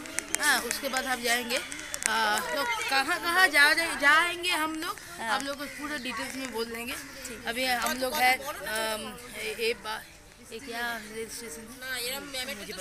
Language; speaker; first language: Hindi; non-native, local second language; Bangla